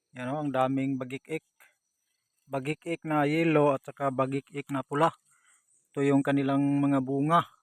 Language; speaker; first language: Filipino; non-native, local second language; Cebuano